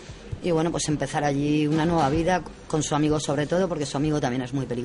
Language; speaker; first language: Spanish; native; Spanish